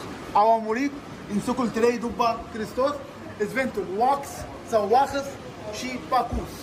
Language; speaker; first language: Romanian; non-native, learner; Arabic